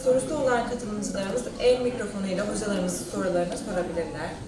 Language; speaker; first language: Turkish; native; Turkish